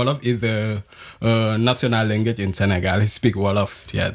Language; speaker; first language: English; non-native, learner; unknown